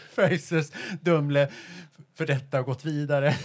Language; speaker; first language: Swedish; early bilingual, other home language; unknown